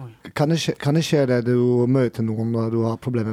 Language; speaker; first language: Norwegian; non-native, learner; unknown